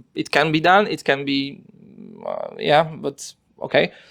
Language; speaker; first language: English; non-native, fluent; Polish